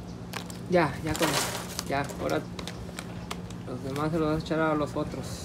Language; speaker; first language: Spanish; native; Spanish